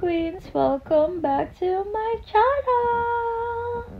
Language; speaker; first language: English; non-native, fluent; Filipino